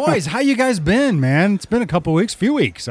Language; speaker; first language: English; native; English